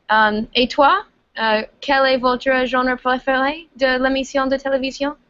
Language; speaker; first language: French; non-native, learner; English